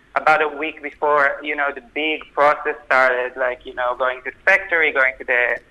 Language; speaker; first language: English; non-native, fluent; Hebrew